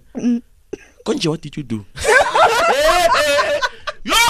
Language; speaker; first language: English; non-native, local second language; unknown